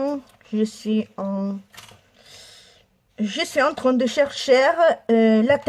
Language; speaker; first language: French; non-native, learner; Italian